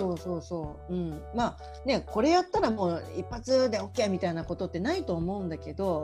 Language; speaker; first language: Japanese; native; Japanese